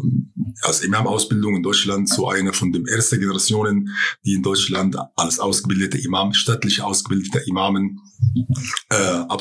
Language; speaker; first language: German; non-native, fluent; Arabic